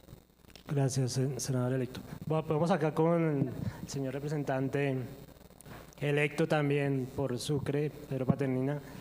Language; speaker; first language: Spanish; native; Spanish